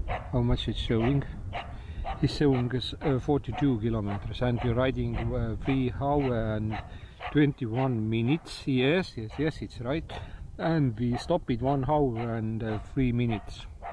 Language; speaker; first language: English; non-native, learner; Estonian